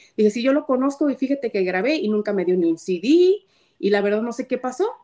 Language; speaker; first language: Spanish; native; Spanish